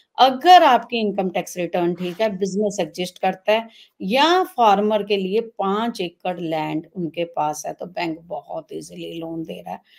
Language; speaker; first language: Hindi; non-native, local second language; Punjabi